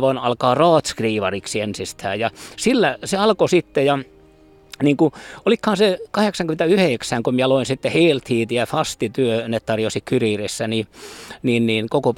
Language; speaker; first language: Finnish; early bilingual, heritage; Finnish